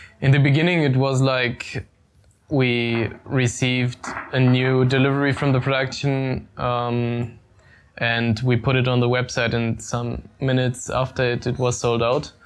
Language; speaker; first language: English; non-native, fluent; German